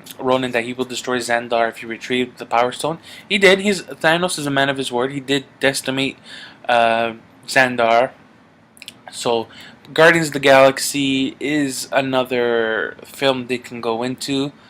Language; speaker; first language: English; native; English